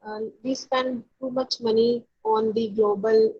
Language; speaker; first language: English; non-native, learner; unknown